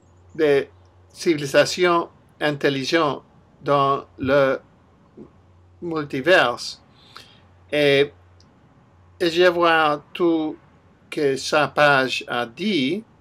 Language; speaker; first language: French; non-native, learner; English